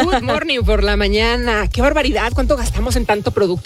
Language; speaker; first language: Spanish; native; Spanish